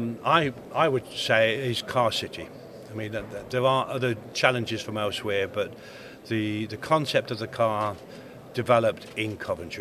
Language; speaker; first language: English; native; English